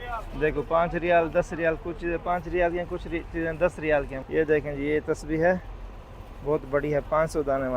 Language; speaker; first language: Hindi; native; Hindi